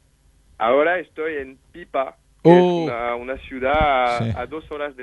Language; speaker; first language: Spanish; non-native, fluent; French